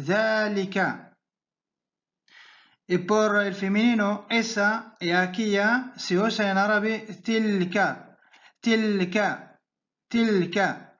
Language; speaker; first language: Spanish; non-native, fluent; Arabic